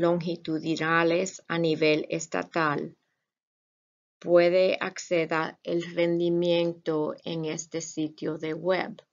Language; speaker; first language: Spanish; non-native, fluent; English